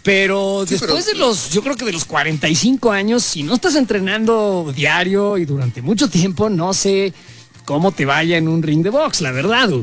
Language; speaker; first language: Spanish; native; Spanish